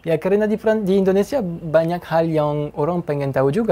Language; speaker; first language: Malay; non-native, fluent; French